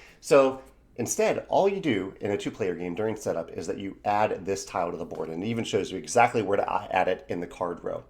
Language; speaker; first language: English; native; English